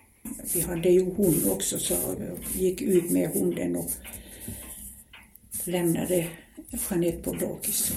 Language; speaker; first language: Swedish; non-native, fluent; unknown